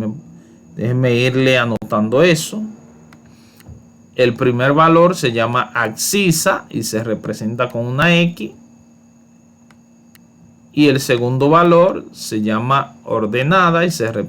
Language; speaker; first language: Spanish; native; Spanish